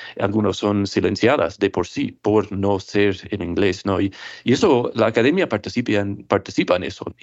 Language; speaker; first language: Spanish; non-native, fluent; English